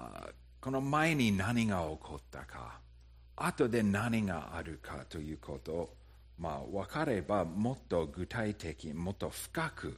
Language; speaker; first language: Japanese; non-native, fluent; English